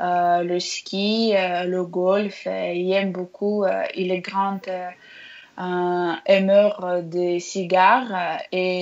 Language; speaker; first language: French; non-native, learner; Russian